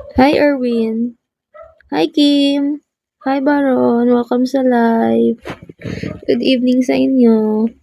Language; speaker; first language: Filipino; non-native, local second language; Hiligaynon